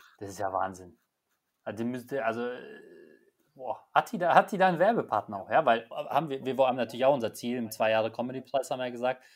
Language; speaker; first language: German; early bilingual, other home language; Polish